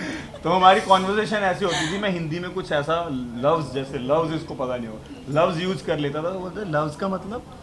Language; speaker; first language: Hindi; native; Hindi